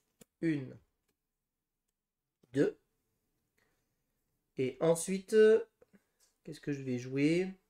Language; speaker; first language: French; native; French